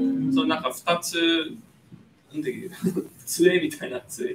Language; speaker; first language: Japanese; non-native, fluent; English